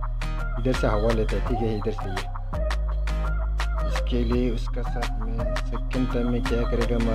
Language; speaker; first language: Hindi; non-native, local second language; Bodo